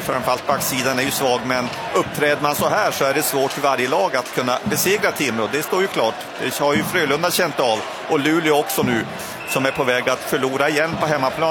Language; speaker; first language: Swedish; native; Swedish